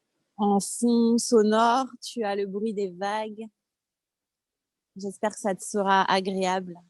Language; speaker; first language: French; native; French